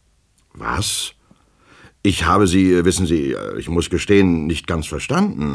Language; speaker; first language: German; native; German